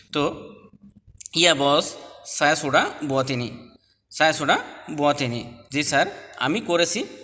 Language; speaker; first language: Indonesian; non-native, learner; Bangla